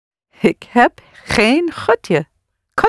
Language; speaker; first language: Dutch; non-native, learner; English